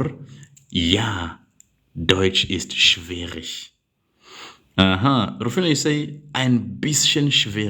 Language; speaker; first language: German; non-native, learner; English